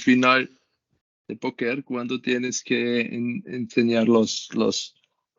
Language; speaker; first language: Spanish; non-native, learner; German